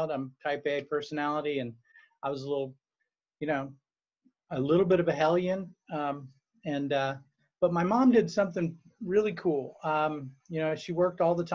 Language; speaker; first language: English; native; English